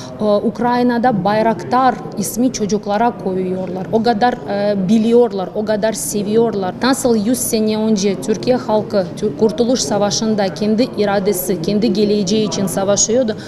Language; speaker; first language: Turkish; non-native, fluent; Ukrainian